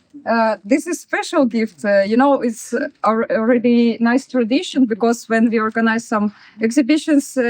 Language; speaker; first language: English; non-native, learner; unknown